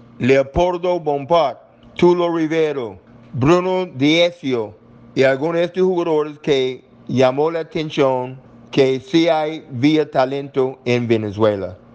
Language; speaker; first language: Spanish; non-native, learner; English